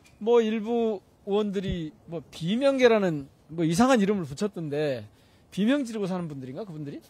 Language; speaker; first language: Korean; native; Korean